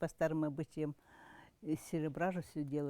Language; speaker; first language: Russian; non-native, local second language; Yakut